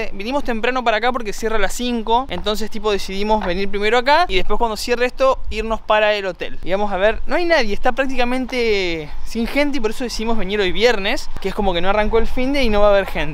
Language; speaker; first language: Spanish; native; Spanish